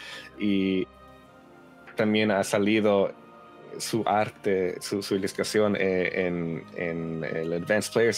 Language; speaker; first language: Spanish; early bilingual, heritage; Spanish